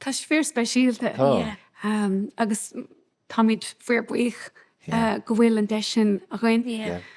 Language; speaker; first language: Irish; non-native, local second language; English